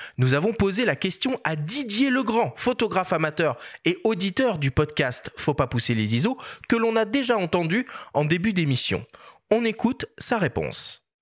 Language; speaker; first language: French; native; French